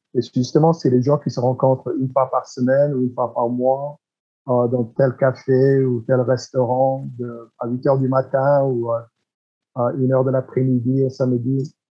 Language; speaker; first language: French; non-native, fluent; English